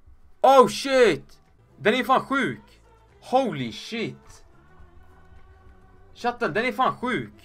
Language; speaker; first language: Swedish; native; Swedish